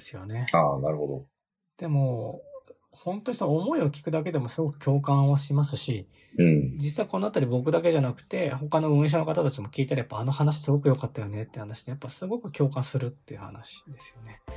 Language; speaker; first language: Japanese; native; Japanese